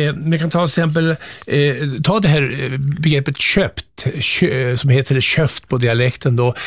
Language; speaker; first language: Swedish; native; Swedish